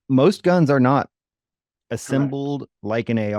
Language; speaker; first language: English; native; English